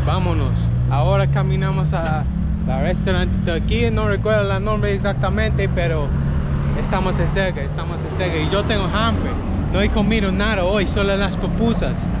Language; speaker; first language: Spanish; non-native, learner; English